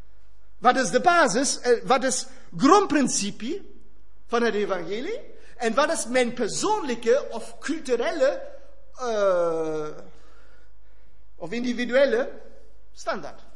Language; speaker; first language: German; non-native, learner; Dutch